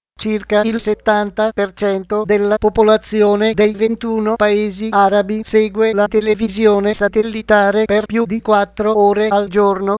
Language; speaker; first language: Italian; non-native, fluent; Arabic